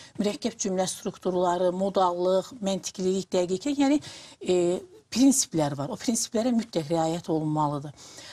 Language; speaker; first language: Azerbaijani; native; Azerbaijani